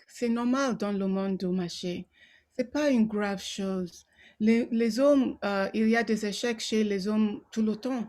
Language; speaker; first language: French; non-native, local second language; Yoruba